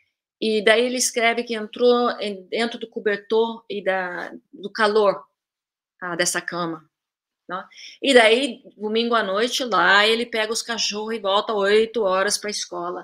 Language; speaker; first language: Portuguese; early bilingual, heritage; Portuguese